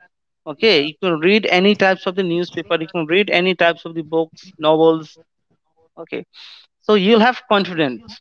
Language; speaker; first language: English; non-native, local second language; Hindi